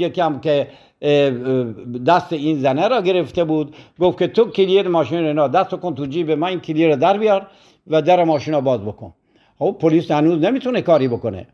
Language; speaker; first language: Persian; native; Persian